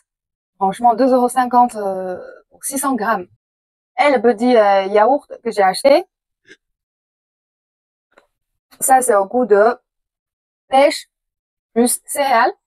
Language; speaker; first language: French; non-native, fluent; Chinese